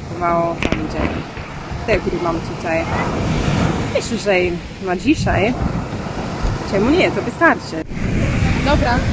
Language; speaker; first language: Polish; non-native, learner; English